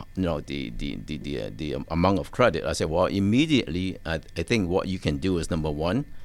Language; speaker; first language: English; non-native, local second language; Cantonese